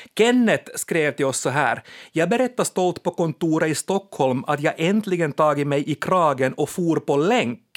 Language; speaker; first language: Swedish; native; Swedish